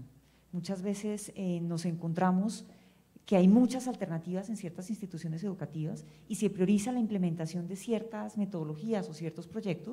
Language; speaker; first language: Spanish; native; Spanish